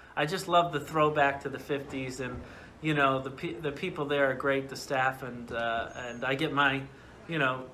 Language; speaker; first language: English; native; English